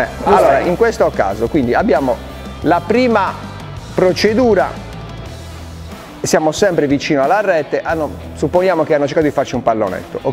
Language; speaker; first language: Italian; native; Italian